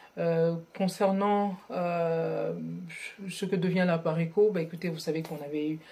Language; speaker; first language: French; non-native, local second language; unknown